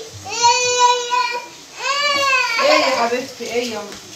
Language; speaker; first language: Arabic; native; Arabic